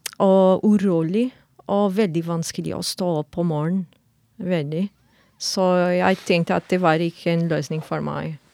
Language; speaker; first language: Norwegian; non-native, fluent; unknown